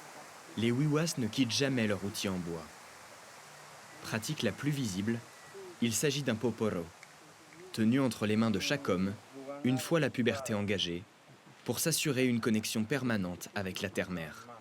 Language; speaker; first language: French; native; French